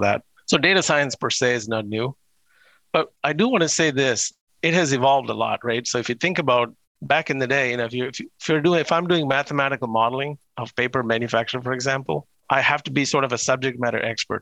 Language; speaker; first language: English; non-native, local second language; Tamil